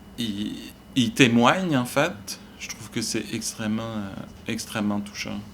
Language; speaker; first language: French; native; French